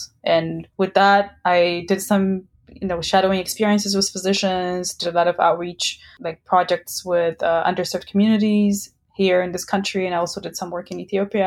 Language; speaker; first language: English; non-native, fluent; Amharic